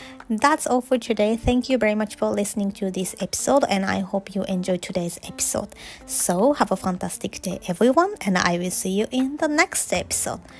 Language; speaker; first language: English; non-native, fluent; Japanese